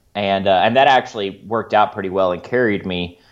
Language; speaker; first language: English; native; English